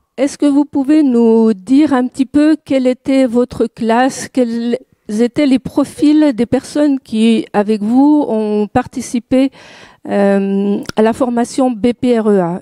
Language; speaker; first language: French; native; French